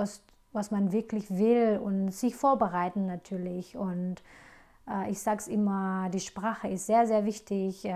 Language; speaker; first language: German; non-native, fluent; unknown